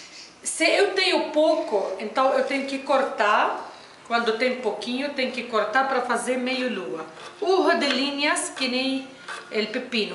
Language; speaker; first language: Portuguese; non-native, fluent; Arabic